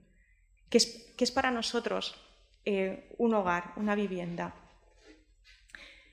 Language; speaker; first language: Spanish; native; Spanish